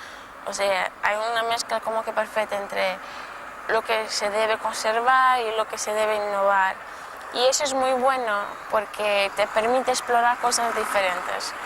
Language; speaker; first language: Spanish; non-native, local second language; Portuguese